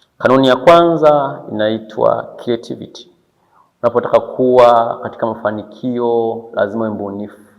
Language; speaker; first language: Swahili; native; Swahili